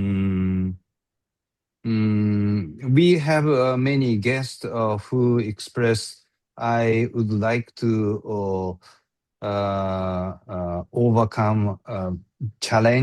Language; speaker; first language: English; non-native, learner; Japanese